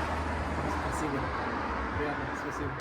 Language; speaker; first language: Russian; non-native, learner; English